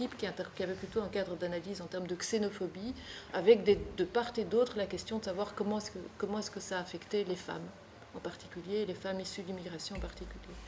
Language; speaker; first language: French; native; French